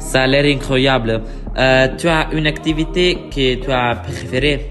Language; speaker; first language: French; non-native, learner; Italian